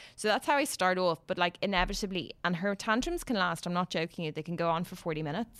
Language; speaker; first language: English; native; English